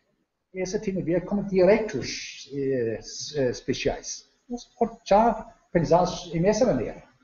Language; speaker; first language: Portuguese; non-native, learner; Danish